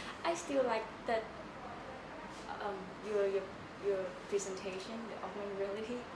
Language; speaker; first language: English; non-native, learner; Thai